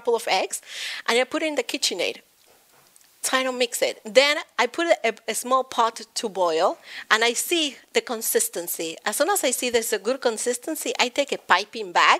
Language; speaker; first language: English; non-native, fluent; Spanish